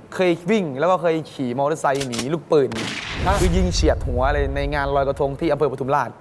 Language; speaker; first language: Thai; native; Thai